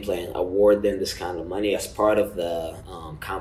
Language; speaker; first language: English; non-native, local second language; Ganda